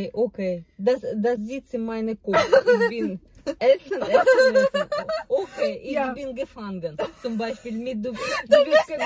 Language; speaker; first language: German; non-native, learner; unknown